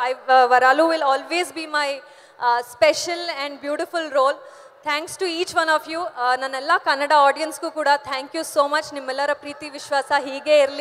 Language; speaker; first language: Telugu; non-native, learner; Kannada